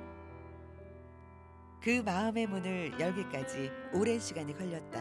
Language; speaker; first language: Korean; native; Korean